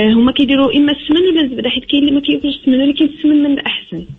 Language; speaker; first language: Arabic; native; Arabic